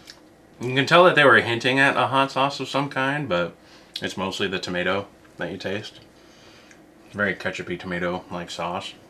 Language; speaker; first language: English; native; English